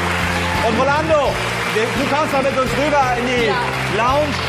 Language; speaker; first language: German; native; German